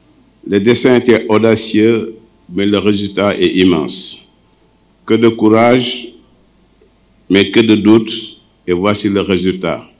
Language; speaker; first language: French; non-native, local second language; Wolof